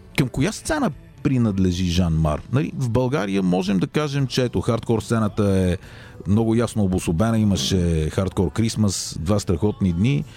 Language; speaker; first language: Bulgarian; native; Bulgarian